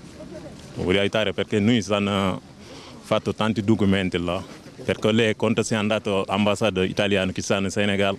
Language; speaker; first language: Italian; non-native, learner; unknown